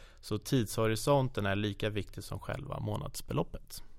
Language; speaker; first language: Swedish; native; Swedish